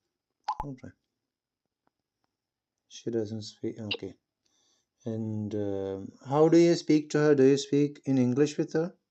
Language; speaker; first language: English; non-native, local second language; Malayalam